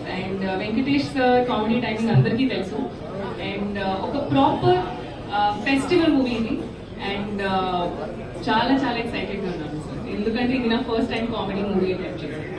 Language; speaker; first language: Telugu; non-native, learner; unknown